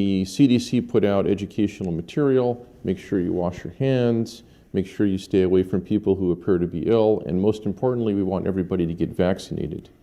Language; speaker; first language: English; native; English